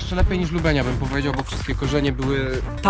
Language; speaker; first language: Polish; native; Polish